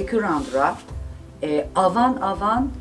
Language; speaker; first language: French; non-native, learner; Turkish